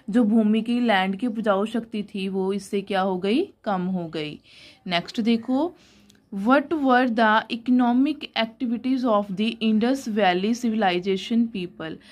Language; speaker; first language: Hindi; non-native, local second language; Punjabi